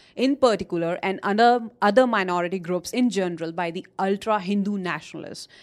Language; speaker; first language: English; non-native, local second language; Hindi